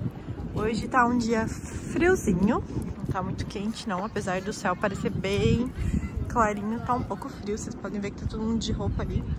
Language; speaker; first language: Portuguese; native; Portuguese